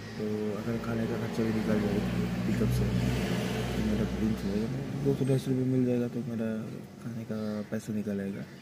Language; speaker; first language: Hindi; non-native, local second language; Bangla